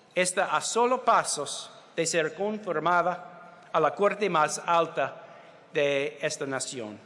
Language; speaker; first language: Spanish; non-native, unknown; English